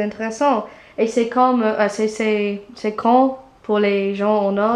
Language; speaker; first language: French; non-native, fluent; English